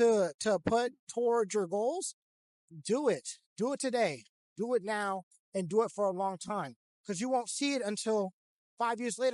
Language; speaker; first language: English; native; English